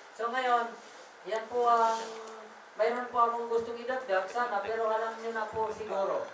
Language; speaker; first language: Filipino; non-native, local second language; Waray